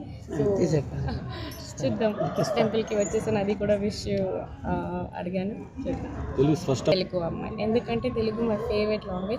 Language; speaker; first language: Telugu; non-native, local second language; Kannada